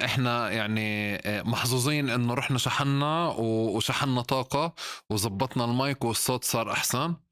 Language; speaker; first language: Arabic; native; Arabic